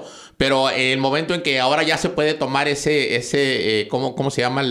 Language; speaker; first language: Spanish; native; Spanish